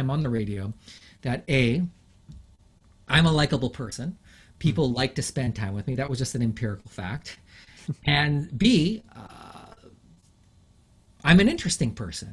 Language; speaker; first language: English; native; English